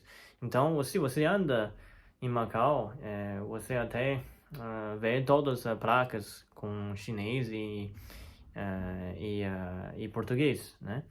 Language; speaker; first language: Portuguese; non-native, fluent; Chinese